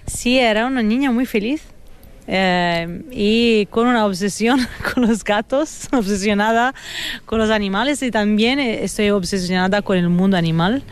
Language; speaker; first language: Spanish; non-native, fluent; Italian